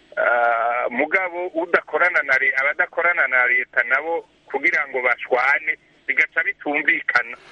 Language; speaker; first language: Rundi; native; Rundi